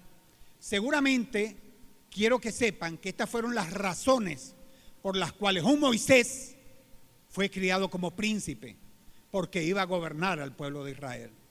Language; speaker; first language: Spanish; native; Spanish